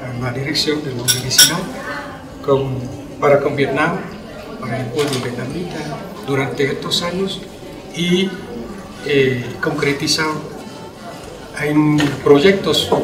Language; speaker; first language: Spanish; non-native, fluent; Vietnamese